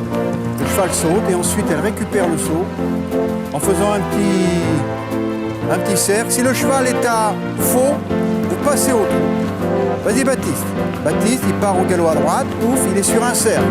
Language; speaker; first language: French; native; French